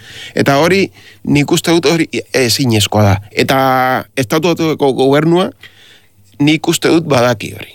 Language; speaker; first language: Basque; non-native, learner; Spanish